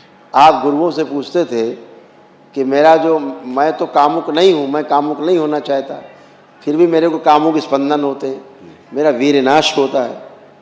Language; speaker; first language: Hindi; native; Hindi